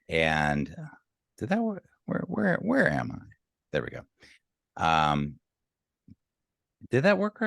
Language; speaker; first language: English; native; English